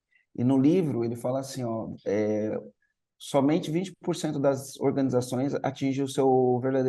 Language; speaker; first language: Portuguese; native; Portuguese